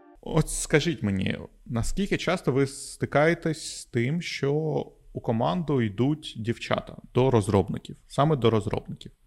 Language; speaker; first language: Ukrainian; non-native, local second language; Russian